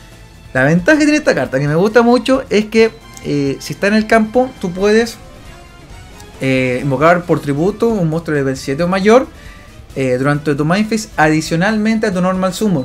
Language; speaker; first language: Spanish; native; Spanish